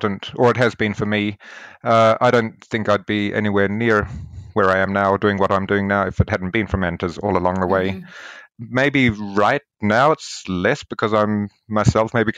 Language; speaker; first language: English; native; English